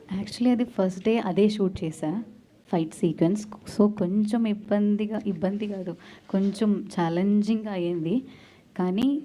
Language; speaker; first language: Telugu; non-native, learner; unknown